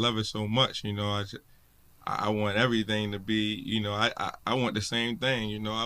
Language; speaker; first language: English; native; English